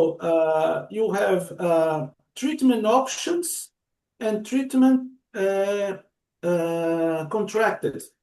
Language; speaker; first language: English; non-native, learner; Portuguese